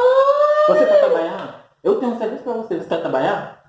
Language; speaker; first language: Portuguese; non-native, fluent; Haitian Creole